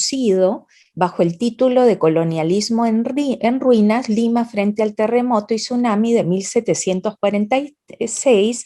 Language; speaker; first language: Spanish; native; Spanish